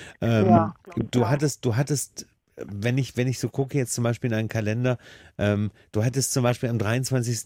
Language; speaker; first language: German; native; German